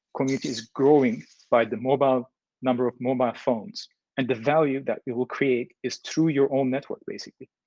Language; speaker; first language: English; non-native, fluent; Turkish